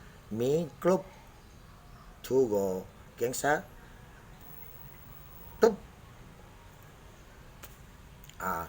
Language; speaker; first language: English; non-native, learner; Indonesian